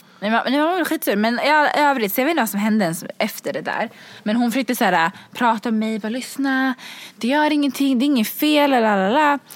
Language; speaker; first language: Swedish; early bilingual, other home language; Kurdish